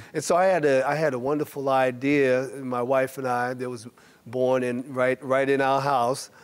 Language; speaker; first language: English; native; English